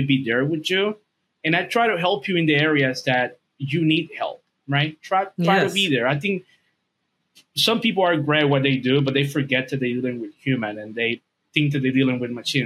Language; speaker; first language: English; non-native, fluent; Spanish